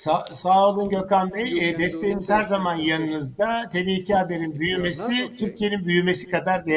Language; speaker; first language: Turkish; native; Turkish